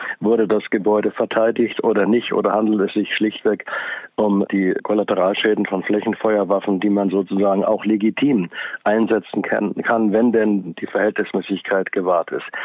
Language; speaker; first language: German; native; German